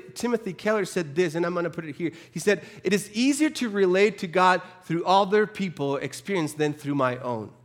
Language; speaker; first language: English; non-native, fluent; Spanish